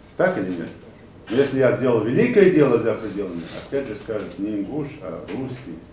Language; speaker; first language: Russian; non-native, local second language; Ingush